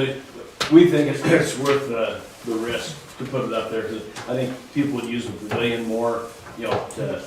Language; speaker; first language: English; native; English